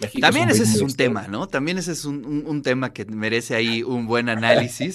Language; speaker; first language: Spanish; native; Spanish